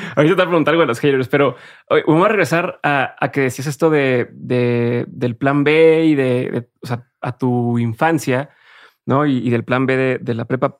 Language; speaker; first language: Spanish; native; Spanish